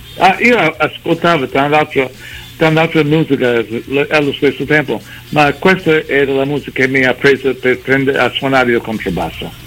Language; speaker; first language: Italian; early bilingual, heritage; English